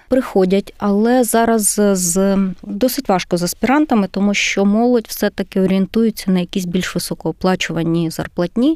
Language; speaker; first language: Ukrainian; native; Ukrainian